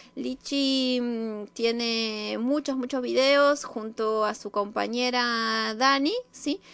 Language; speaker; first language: Spanish; native; Spanish